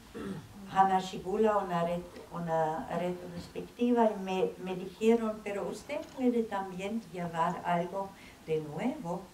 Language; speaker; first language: Spanish; non-native, fluent; German